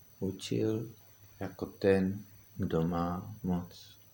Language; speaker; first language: Czech; non-native, fluent; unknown